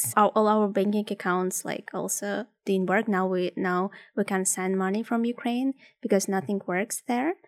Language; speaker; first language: English; non-native, fluent; Ukrainian